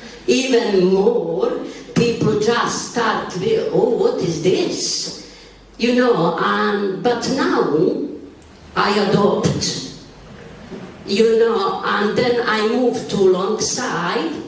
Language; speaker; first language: English; non-native, learner; Bosnian